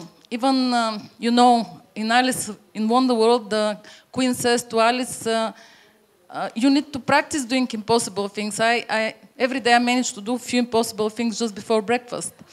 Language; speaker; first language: English; non-native, fluent; Bulgarian